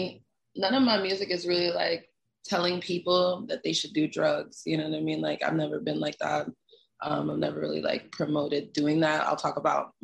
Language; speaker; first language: English; native; English